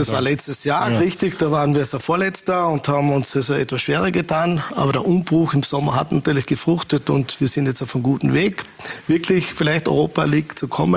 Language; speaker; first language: German; native; German